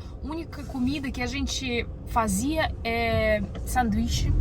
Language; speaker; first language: Portuguese; non-native, learner; Russian